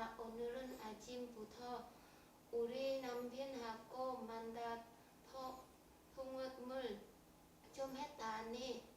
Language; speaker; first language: Korean; non-native, learner; Vietnamese